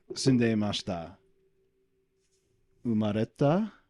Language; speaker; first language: Japanese; non-native, learner; English